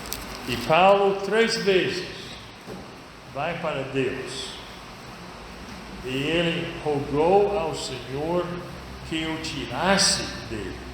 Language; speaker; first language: Portuguese; non-native, fluent; English